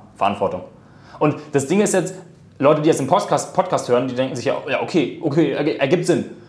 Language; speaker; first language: German; native; German